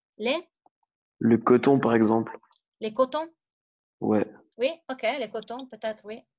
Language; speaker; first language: French; non-native, fluent; Italian